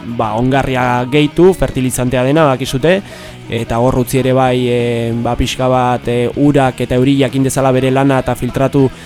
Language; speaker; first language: Basque; early bilingual, heritage; Basque